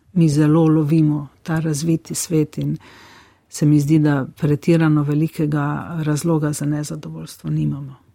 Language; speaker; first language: Slovenian; native; Slovenian